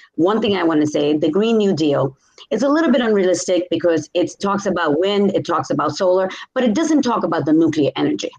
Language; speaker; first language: English; native; English